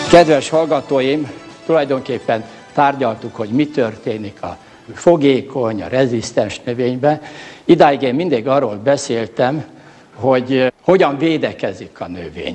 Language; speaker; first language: Hungarian; native; Hungarian